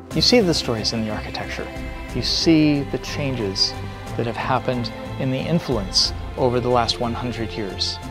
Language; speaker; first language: English; native; English